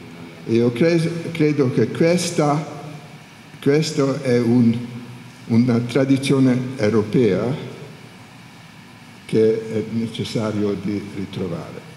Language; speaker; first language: Italian; non-native, learner; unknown